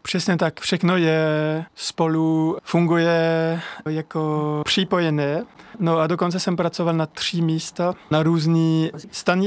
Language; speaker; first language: Czech; non-native, learner; French